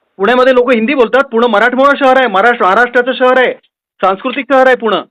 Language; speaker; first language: Marathi; native; Marathi